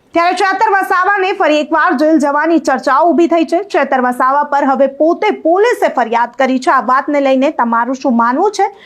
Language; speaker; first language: Gujarati; native; Gujarati